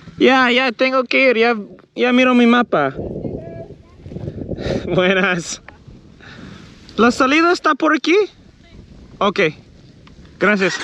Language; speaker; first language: Spanish; non-native, learner; English